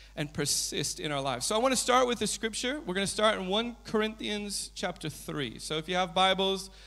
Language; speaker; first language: English; native; English